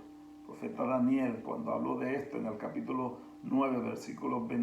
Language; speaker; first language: Spanish; native; Spanish